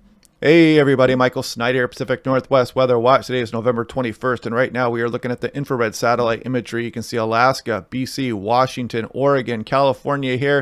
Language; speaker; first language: English; native; English